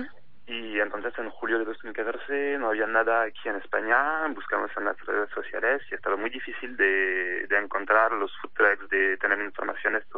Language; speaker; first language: Spanish; non-native, fluent; French